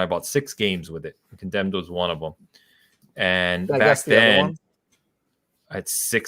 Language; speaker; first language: English; native; English